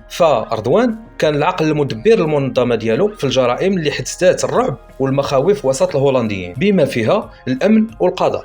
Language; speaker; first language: Arabic; native; Arabic